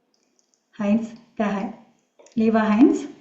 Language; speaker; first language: German; non-native, learner; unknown